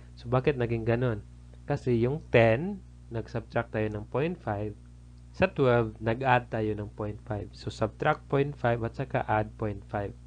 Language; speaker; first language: Filipino; native; Filipino